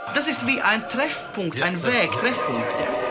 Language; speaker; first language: German; non-native, learner; Latvian